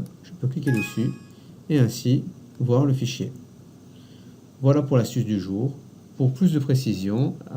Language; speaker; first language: French; native; French